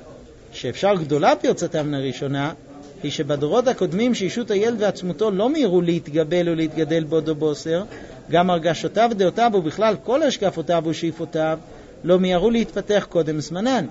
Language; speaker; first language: Hebrew; native; Hebrew